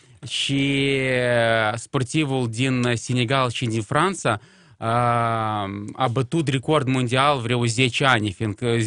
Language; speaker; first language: Romanian; non-native, local second language; Russian